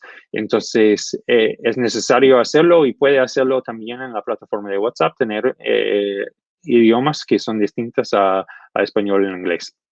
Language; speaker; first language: Spanish; non-native, fluent; English